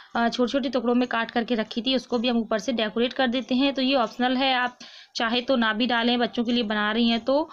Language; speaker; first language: Hindi; native; Hindi